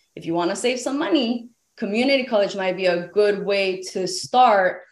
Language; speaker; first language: English; early bilingual, other home language; Spanish